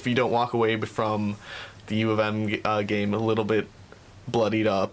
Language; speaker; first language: English; native; English